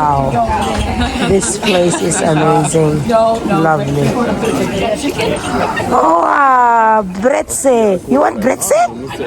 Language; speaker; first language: English; non-native, local second language; Filipino